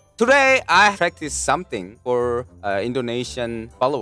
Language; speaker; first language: English; non-native, learner; Korean